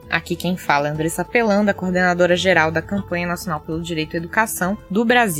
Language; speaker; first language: Portuguese; native; Portuguese